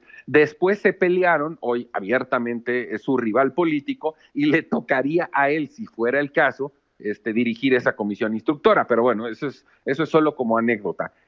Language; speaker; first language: Spanish; native; Spanish